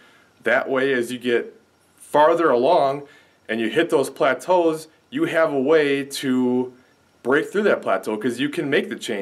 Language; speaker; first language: English; native; English